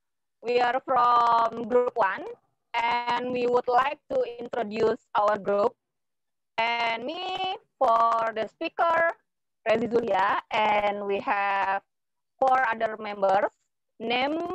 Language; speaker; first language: English; non-native, learner; Indonesian